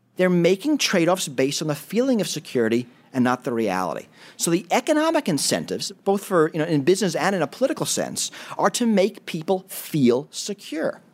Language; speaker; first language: English; native; English